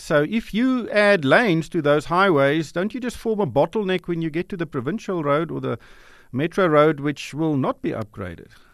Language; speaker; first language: English; non-native, local second language; Afrikaans